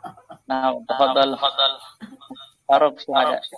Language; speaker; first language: Arabic; non-native, fluent; Indonesian